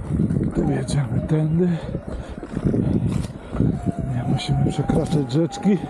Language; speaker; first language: Polish; native; Polish